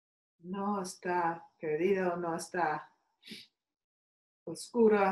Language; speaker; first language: Spanish; non-native, learner; English